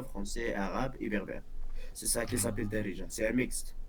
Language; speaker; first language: French; non-native, local second language; Berber languages